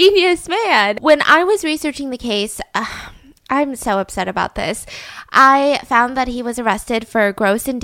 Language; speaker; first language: English; native; English